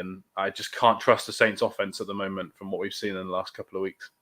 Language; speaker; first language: English; native; English